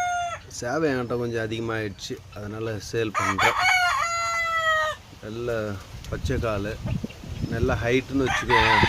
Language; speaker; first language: Tamil; native; Tamil